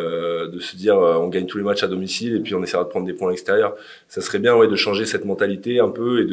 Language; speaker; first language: French; native; French